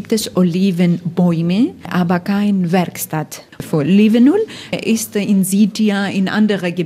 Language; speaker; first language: German; non-native, learner; Greek